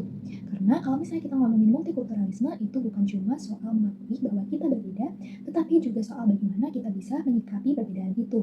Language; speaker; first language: Indonesian; native; Indonesian